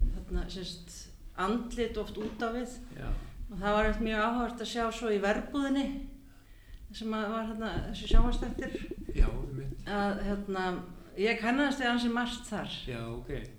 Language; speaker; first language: Icelandic; native; Icelandic